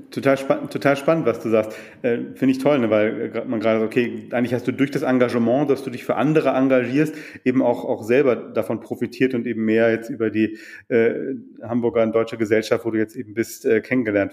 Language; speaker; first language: German; native; German